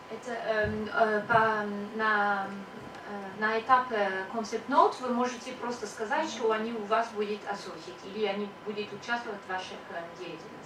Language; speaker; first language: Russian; non-native, fluent; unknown